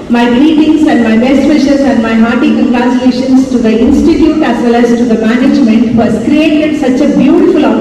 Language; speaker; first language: English; non-native, local second language; Tamil